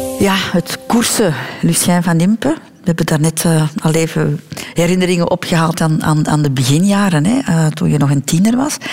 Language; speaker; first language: Dutch; native; Dutch